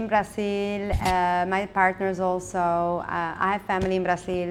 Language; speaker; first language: English; non-native, fluent; Dutch